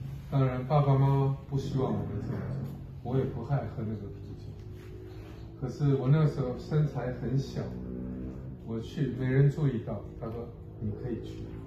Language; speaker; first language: Chinese; native; Chinese